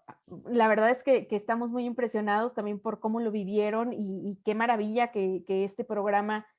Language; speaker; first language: Spanish; native; Spanish